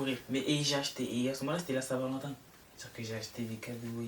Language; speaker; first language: French; native; French